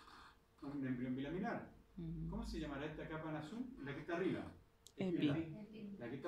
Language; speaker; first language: Spanish; native; Spanish